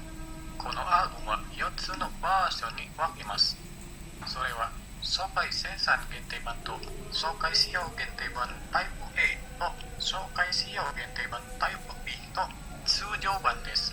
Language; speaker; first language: Japanese; non-native, learner; Indonesian